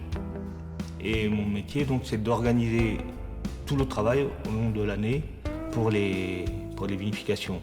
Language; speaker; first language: French; native; French